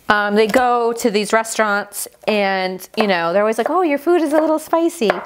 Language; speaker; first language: English; non-native, fluent; Persian